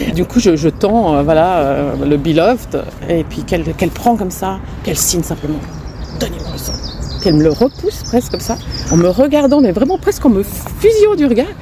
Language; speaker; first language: French; non-native, local second language; Romanian